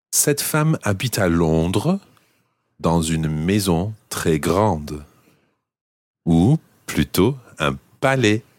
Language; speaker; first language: French; non-native, fluent; English